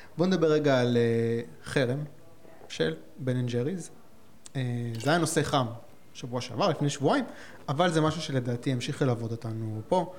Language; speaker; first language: Hebrew; native; Hebrew